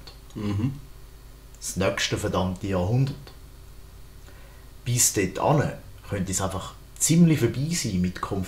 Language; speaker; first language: German; native; German